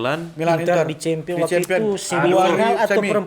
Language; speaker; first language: Indonesian; non-native, local second language; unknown